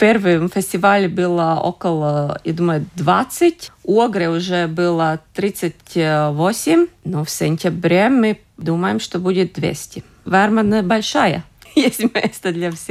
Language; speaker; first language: Russian; non-native, local second language; Latvian